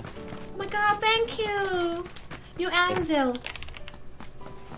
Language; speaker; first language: English; non-native, learner; Korean